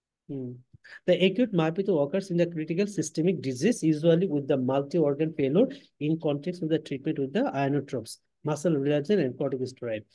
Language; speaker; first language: English; non-native, local second language; Bangla